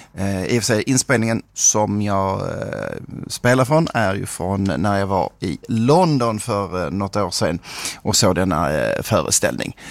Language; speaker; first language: Swedish; native; Swedish